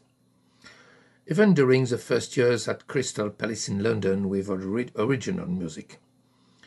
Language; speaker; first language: English; non-native, fluent; French